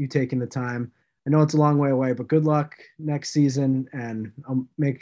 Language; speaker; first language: English; native; English